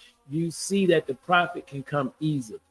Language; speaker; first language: English; native; English